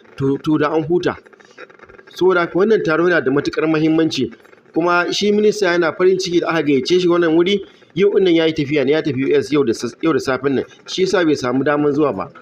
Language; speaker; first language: Hausa; native; Hausa